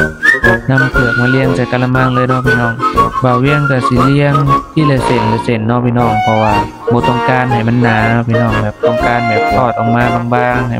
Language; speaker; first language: Thai; non-native, local second language; Lao